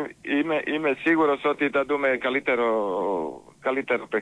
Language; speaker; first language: Greek; non-native, fluent; Serbian